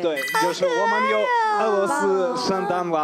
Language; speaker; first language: Chinese; non-native, fluent; Russian